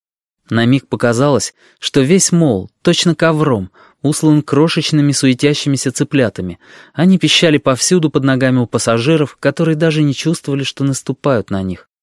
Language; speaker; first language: Russian; native; Russian